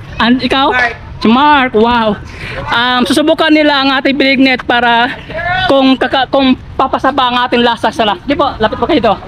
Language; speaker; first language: Filipino; non-native, local second language; Surigaonon